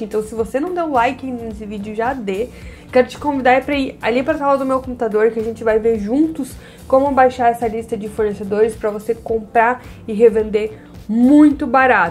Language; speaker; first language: Portuguese; native; Portuguese